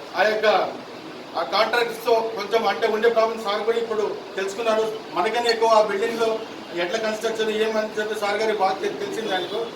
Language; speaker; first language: Telugu; native; Telugu